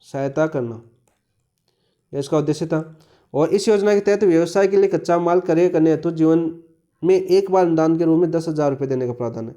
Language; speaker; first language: Hindi; native; Hindi